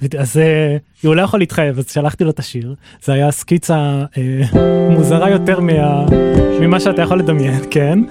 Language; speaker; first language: Hebrew; native; Hebrew